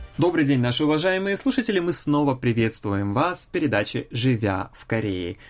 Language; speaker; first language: Russian; native; Russian